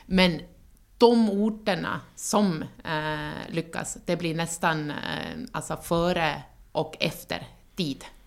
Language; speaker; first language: Norwegian; non-native, fluent; Estonian